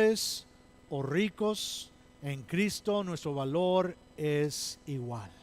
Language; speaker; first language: Spanish; non-native, fluent; English